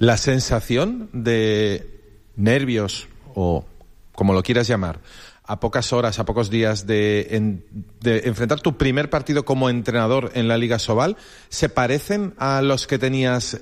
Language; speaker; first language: Spanish; native; Spanish